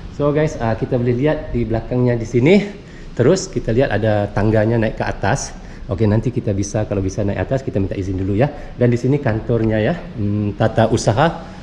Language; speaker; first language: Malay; native; Malay